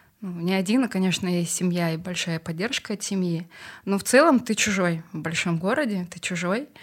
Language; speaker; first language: Russian; native; Russian